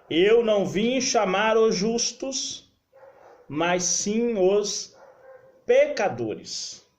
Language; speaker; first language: Portuguese; native; Portuguese